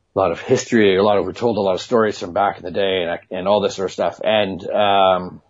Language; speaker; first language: English; native; English